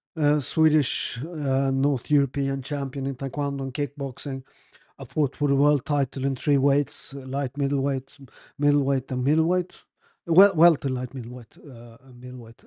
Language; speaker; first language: English; non-native, fluent; Italian